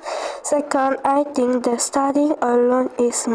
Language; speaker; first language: English; non-native, learner; Korean